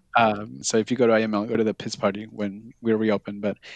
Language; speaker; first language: English; non-native, fluent; Spanish